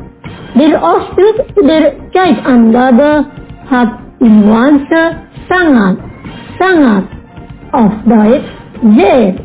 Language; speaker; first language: German; non-native, learner; Indonesian